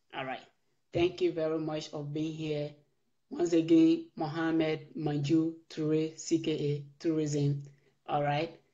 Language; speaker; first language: English; non-native, local second language; Mandingo